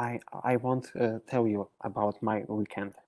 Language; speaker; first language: English; non-native, learner; Russian